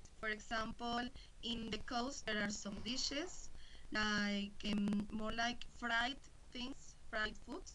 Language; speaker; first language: English; non-native, learner; Spanish